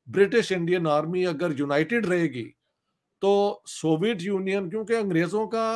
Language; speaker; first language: Urdu; non-native, local second language; Punjabi